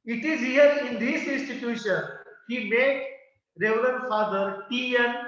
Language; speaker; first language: English; non-native, local second language; Marathi